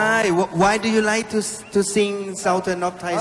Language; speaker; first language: English; non-native, learner; Thai